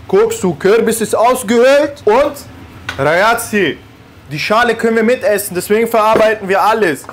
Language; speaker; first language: German; early bilingual, other home language; Italian